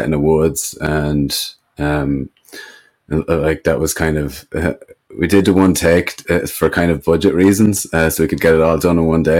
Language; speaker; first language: English; native; English